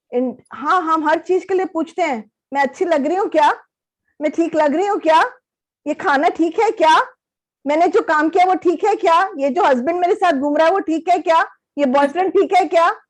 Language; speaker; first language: Hindi; native; Hindi